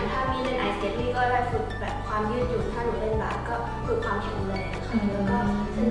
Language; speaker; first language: Thai; native; Thai